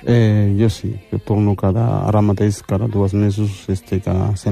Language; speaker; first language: Catalan; non-native, fluent; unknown